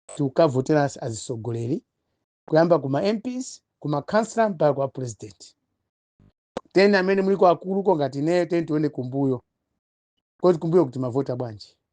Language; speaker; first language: Nyanja; non-native, local second language; Tumbuka